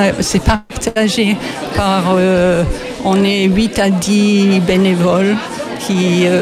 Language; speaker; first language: French; non-native, fluent; English